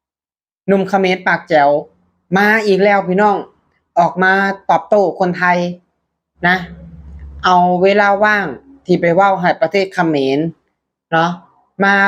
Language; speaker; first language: Thai; non-native, local second language; Lao